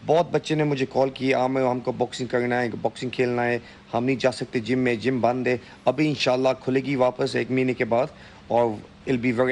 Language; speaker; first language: Hindi; early bilingual, heritage; Hindi